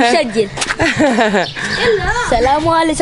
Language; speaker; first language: Arabic; native; Arabic